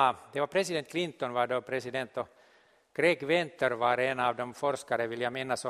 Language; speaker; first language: Swedish; non-native, local second language; Finnish